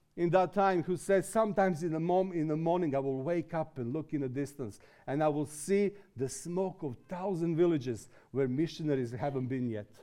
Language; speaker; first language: English; non-native, fluent; Serbian